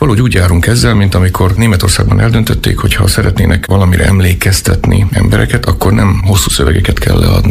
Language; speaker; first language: Hungarian; native; Hungarian